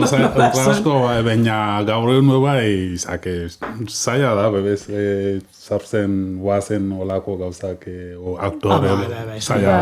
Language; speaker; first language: Basque; non-native, learner; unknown